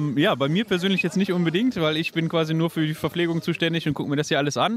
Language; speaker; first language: German; native; German